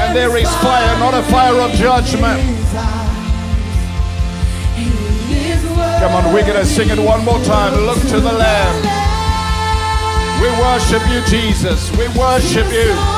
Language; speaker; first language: English; non-native, local second language; Afrikaans